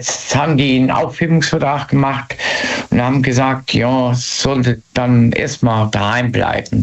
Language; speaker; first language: German; native; German